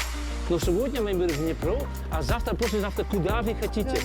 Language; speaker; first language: Russian; non-native, learner; Dutch